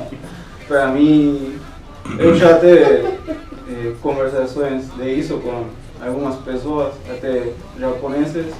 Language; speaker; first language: Portuguese; non-native, fluent; Spanish